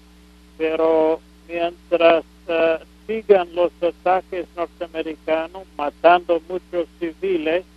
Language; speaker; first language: Spanish; non-native, fluent; English